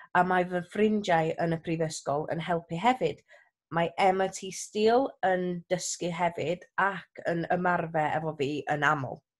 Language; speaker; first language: Welsh; non-native, local second language; English